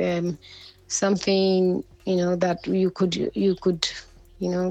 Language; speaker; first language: English; non-native, local second language; Yoruba